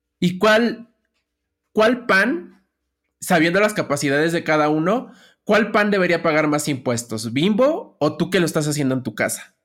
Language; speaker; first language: Spanish; native; Spanish